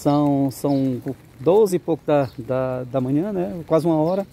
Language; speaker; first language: Portuguese; native; Portuguese